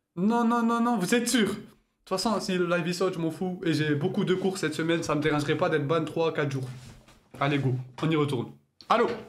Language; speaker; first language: French; native; French